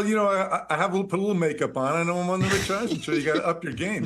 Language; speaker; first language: English; native; English